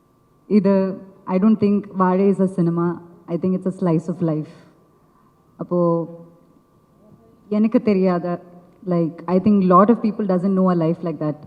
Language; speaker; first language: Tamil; non-native, learner; Malayalam